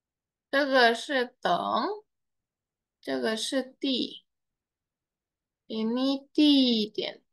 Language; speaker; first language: Chinese; non-native, fluent; Indonesian